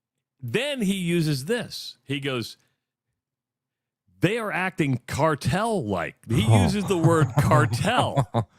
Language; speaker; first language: English; native; English